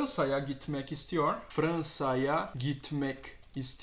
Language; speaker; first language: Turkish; non-native, fluent; Portuguese